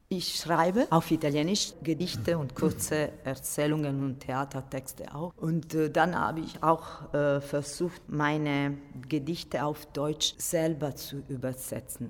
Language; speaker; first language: German; non-native, fluent; Italian